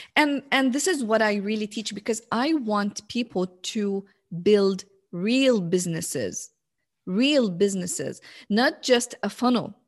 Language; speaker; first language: English; non-native, fluent; Arabic